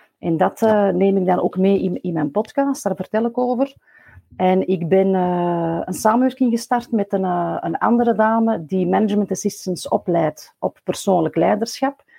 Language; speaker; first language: Dutch; native; Dutch